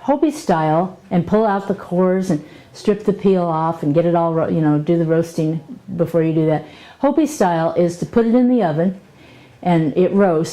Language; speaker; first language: English; native; English